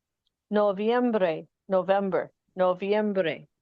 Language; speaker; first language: Spanish; non-native, learner; English